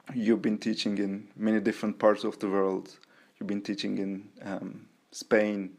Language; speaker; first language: English; non-native, fluent; Turkish